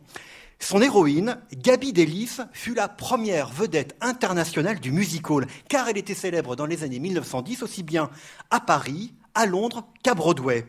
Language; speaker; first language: French; native; French